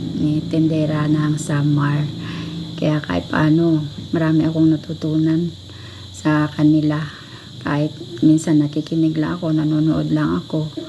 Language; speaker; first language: Filipino; non-native, local second language; Kinaray-a